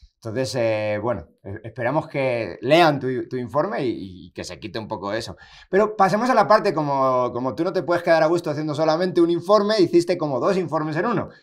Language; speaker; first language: Spanish; native; Spanish